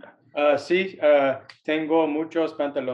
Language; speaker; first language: Spanish; non-native, learner; English